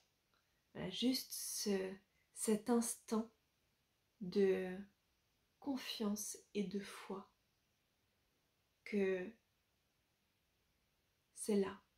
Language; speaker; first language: French; native; French